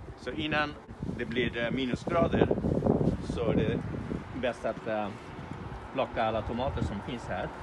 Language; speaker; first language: Swedish; non-native, fluent; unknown